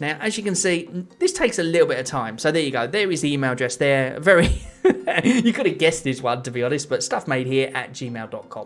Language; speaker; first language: English; native; English